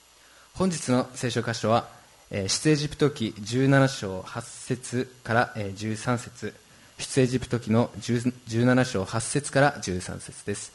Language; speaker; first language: Japanese; native; Japanese